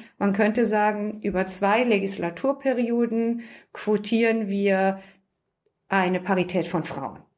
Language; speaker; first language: German; early bilingual, other home language; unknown